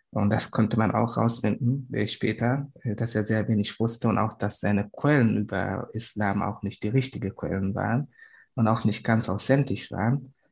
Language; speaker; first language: German; non-native, fluent; Swahili